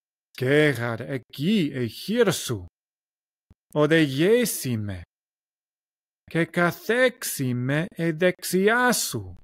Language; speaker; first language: Greek; non-native, learner; English